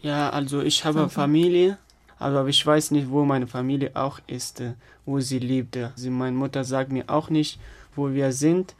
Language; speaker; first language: German; non-native, fluent; Pashto